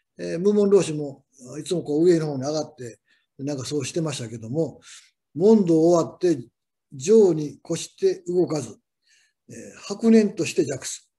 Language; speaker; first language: Japanese; native; Japanese